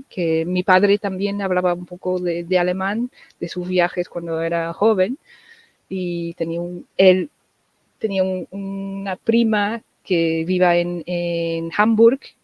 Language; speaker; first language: Spanish; non-native, fluent; English